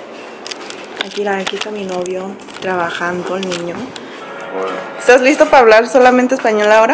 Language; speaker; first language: Spanish; early bilingual, heritage; Spanish